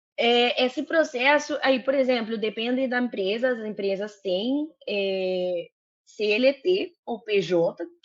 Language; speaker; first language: Portuguese; non-native, fluent; Spanish